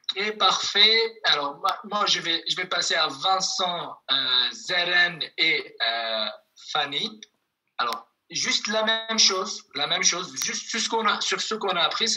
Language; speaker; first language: French; non-native, fluent; Kurdish